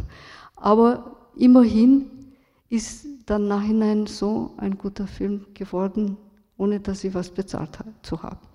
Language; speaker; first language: German; non-native, fluent; Romanian